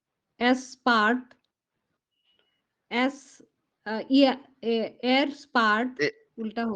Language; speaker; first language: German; non-native, learner; Hindi